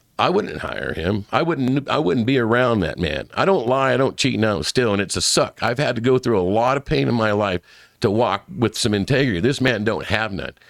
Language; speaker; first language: English; native; English